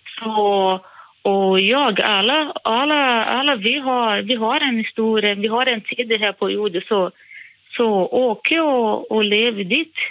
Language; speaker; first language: Swedish; non-native, fluent; Portuguese